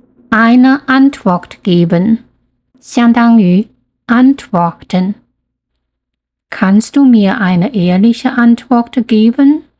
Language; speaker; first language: German; non-native, fluent; Chinese